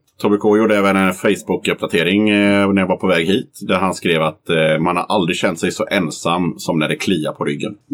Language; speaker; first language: Swedish; native; Swedish